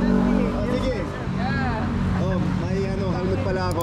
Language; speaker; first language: Filipino; non-native, learner; English